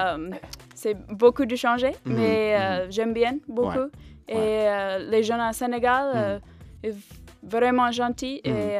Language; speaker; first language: French; non-native, learner; English